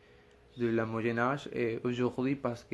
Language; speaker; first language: French; non-native, learner; Spanish